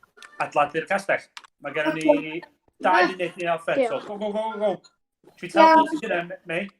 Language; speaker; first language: Welsh; native; Welsh